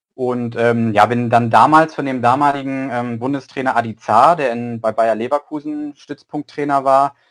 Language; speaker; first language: German; native; German